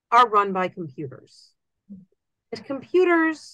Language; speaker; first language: English; native; English